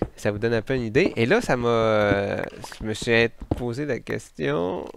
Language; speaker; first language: French; native; French